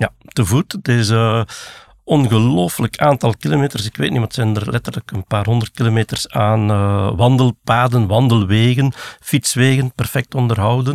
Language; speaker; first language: Dutch; native; Dutch